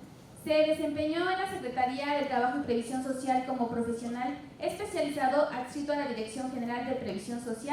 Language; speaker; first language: Spanish; native; Spanish